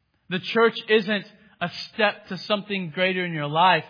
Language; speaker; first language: English; native; English